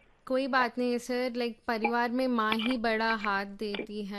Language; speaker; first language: Hindi; non-native, local second language; Telugu